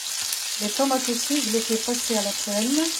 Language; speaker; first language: French; non-native, fluent; Arabic